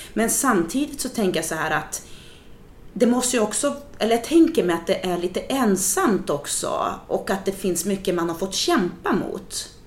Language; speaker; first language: Swedish; native; Swedish